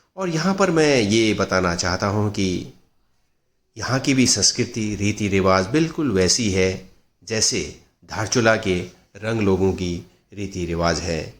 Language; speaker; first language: Hindi; non-native, local second language; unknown